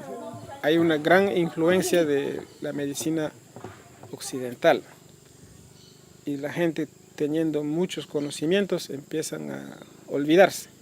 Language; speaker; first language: Spanish; non-native, local second language; Quechua